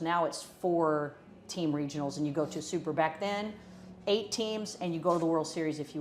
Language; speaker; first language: English; native; English